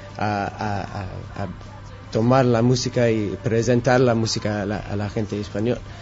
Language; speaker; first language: Spanish; non-native, learner; English